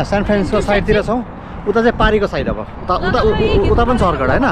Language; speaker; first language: Nepali; native; Nepali